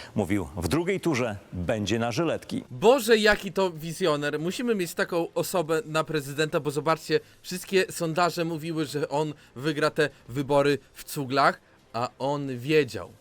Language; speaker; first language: Polish; native; Polish